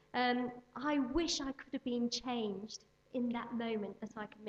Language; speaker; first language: English; native; English